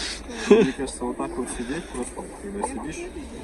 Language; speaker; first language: Russian; native; Russian